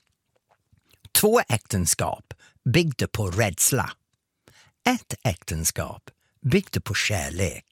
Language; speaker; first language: Swedish; non-native, fluent; English